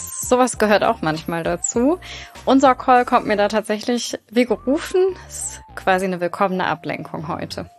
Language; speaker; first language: German; native; German